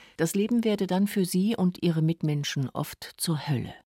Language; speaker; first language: German; native; German